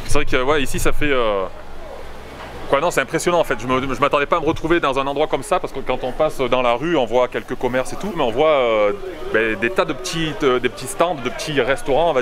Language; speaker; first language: French; native; French